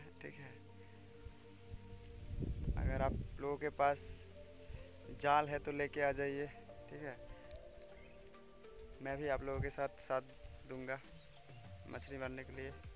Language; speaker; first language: Hindi; non-native, local second language; Bangla